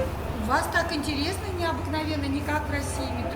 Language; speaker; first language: Russian; native; Russian